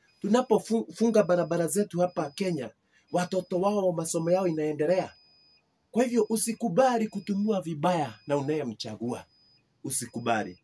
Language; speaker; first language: Swahili; non-native, local second language; Kikuyu